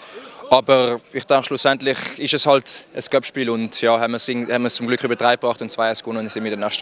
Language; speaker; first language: German; native; German